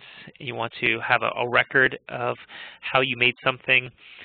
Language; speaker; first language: English; native; English